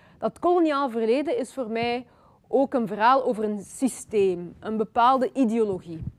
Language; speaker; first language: Dutch; early bilingual, other home language; Lingala